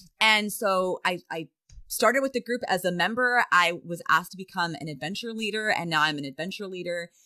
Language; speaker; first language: English; native; English